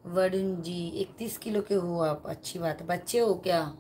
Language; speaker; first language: Hindi; non-native, local second language; Bangla